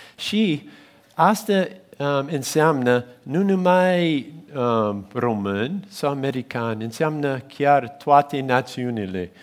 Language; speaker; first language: Romanian; non-native, fluent; English